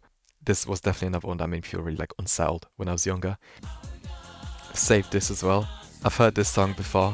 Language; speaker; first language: English; native; English